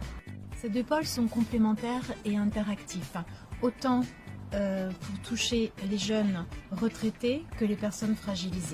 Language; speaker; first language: French; native; French